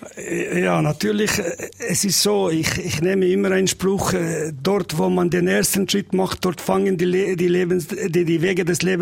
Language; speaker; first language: German; non-native, learner; Albanian